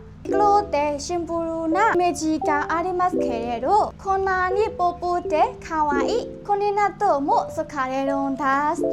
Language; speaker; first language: Japanese; non-native, learner; Burmese